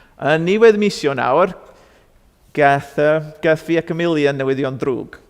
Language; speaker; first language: Welsh; non-native, fluent; English